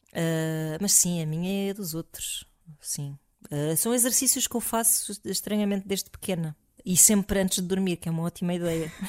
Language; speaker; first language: Portuguese; native; Portuguese